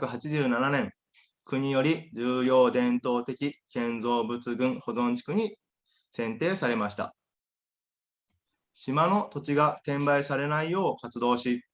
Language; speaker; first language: Japanese; native; Japanese